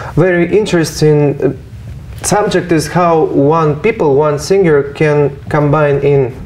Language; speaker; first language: English; non-native, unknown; Russian